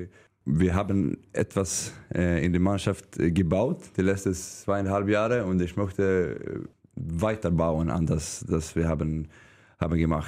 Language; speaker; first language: German; non-native, learner; Swedish